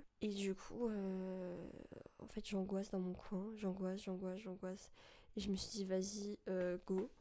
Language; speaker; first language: French; native; French